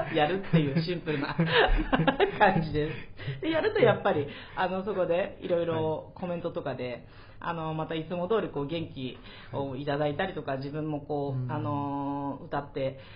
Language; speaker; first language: Japanese; native; Japanese